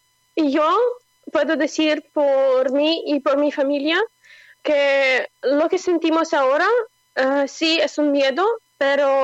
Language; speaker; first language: Spanish; non-native, fluent; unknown